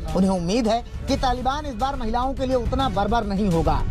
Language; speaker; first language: Hindi; native; Hindi